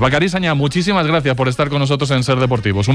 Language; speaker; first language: Spanish; native; Spanish